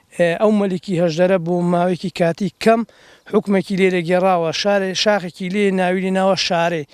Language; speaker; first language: Central Kurdish; native; Central Kurdish